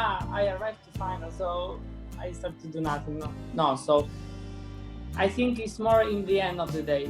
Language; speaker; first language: English; non-native, fluent; Spanish